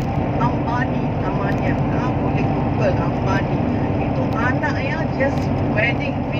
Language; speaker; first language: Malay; non-native, local second language; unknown